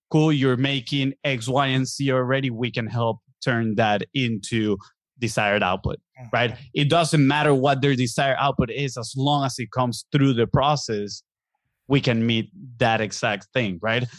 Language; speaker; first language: English; non-native, fluent; Spanish